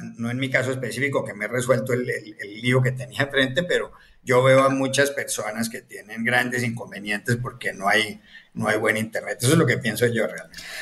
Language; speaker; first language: Spanish; native; Spanish